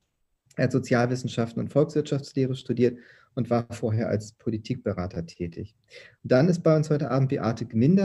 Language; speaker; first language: German; native; German